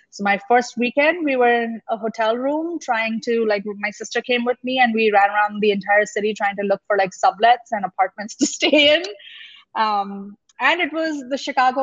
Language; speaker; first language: English; non-native, local second language; Gujarati